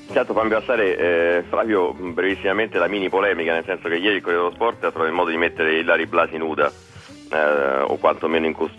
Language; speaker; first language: Italian; native; Italian